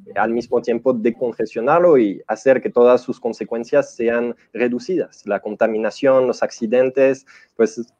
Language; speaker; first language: Spanish; non-native, fluent; French